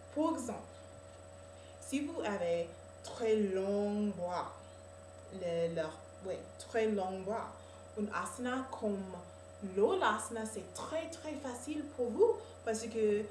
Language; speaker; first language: French; non-native, learner; English